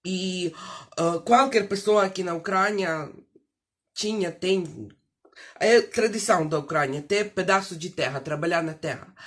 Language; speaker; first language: Portuguese; non-native, fluent; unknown